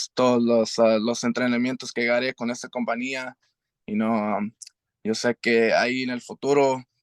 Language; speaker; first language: Spanish; early bilingual, heritage; Spanish